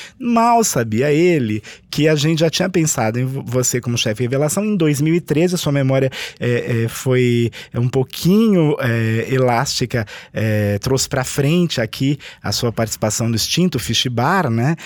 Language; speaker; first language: Portuguese; native; Portuguese